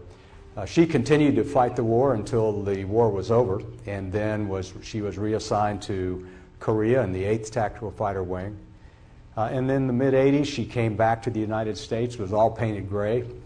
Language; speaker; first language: English; native; English